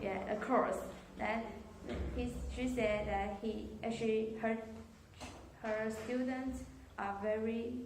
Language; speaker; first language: English; non-native, learner; Chinese